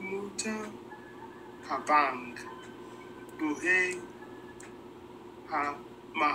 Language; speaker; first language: Filipino; non-native, learner; English